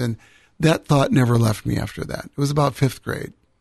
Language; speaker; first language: English; native; English